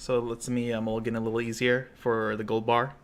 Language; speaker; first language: English; native; English